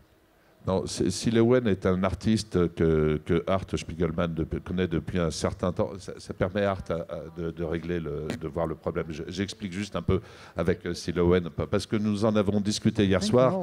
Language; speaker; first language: French; native; French